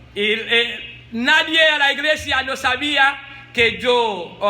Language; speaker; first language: Spanish; non-native, learner; Haitian Creole